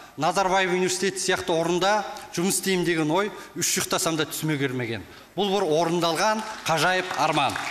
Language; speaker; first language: Kazakh; early bilingual, heritage; Kazakh